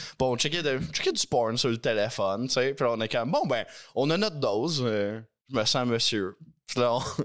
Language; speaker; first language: French; native; French